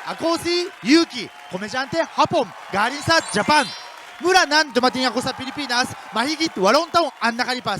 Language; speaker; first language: Filipino; non-native, learner; Japanese